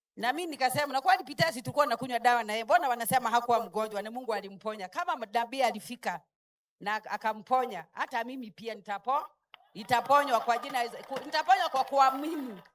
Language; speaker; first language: Swahili; non-native, local second language; Kikuyu